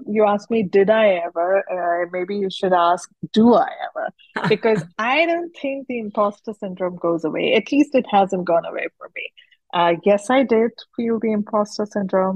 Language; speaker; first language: English; non-native, local second language; Hindi